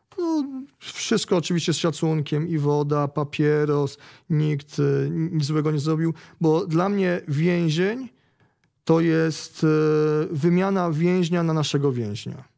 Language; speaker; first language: Polish; native; Polish